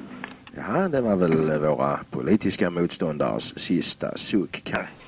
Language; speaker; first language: Swedish; native; Swedish